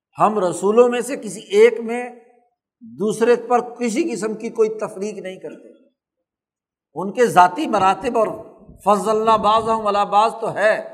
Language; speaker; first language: Urdu; non-native, local second language; Punjabi